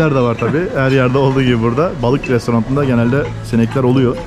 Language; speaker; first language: Turkish; native; Turkish